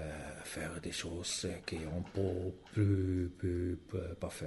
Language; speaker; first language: French; non-native, learner; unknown